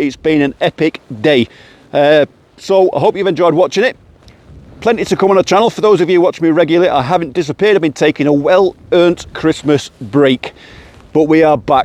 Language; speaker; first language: English; native; English